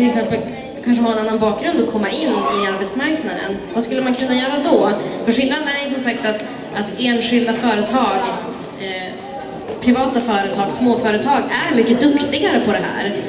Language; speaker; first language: Swedish; native; Swedish